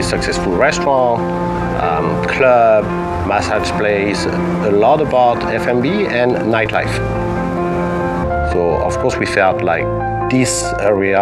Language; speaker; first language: English; non-native, fluent; French